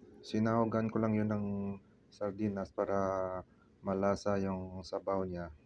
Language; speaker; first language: Filipino; non-native, local second language; Hiligaynon